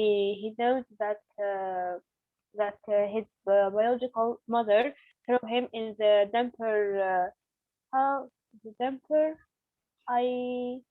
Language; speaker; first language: English; non-native, learner; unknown